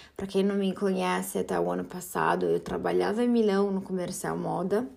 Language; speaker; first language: Portuguese; early bilingual, heritage; Portuguese